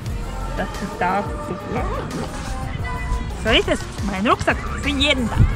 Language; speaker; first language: German; non-native, fluent; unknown